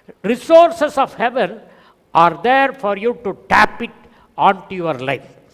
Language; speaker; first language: English; non-native, local second language; Tamil